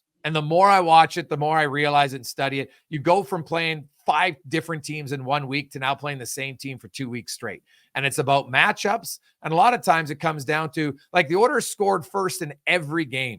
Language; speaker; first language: English; native; English